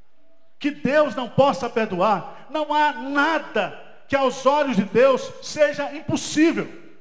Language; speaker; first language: Portuguese; native; Portuguese